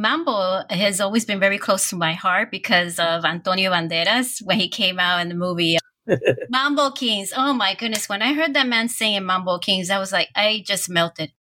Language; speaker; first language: English; early bilingual, other home language; Spanish